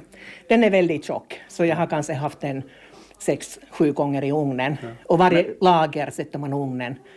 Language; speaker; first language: Swedish; non-native, local second language; Finnish